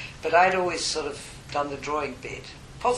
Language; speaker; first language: English; native; English